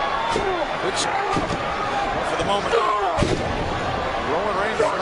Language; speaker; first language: English; native; English